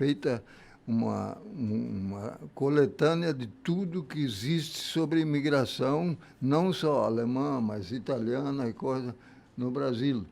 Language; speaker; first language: Portuguese; early bilingual, other home language; German